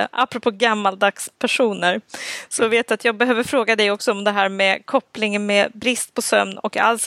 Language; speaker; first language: Swedish; native; Swedish